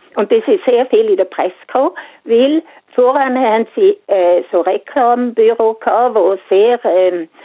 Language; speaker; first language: German; non-native, fluent; Swedish